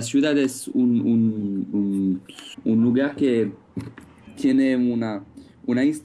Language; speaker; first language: Spanish; non-native, fluent; French